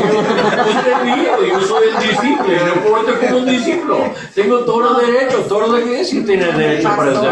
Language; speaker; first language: Spanish; non-native, learner; English